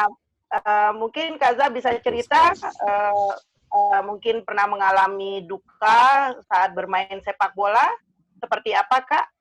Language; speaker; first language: Indonesian; native; Indonesian